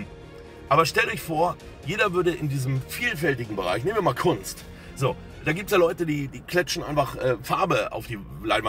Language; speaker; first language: German; native; German